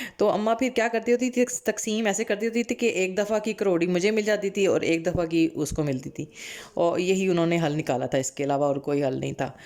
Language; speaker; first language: Urdu; non-native, local second language; Punjabi